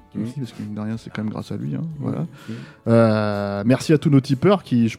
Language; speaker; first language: French; native; French